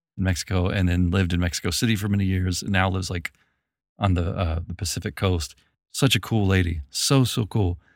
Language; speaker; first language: English; native; English